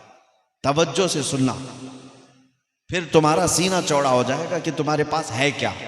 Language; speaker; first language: Urdu; native; Urdu